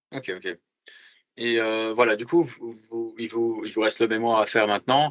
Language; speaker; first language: French; native; French